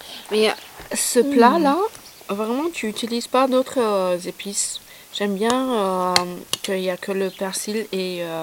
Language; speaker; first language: French; non-native, fluent; Hungarian